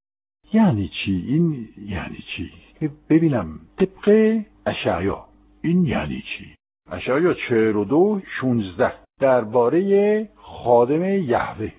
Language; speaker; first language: Persian; non-native, fluent; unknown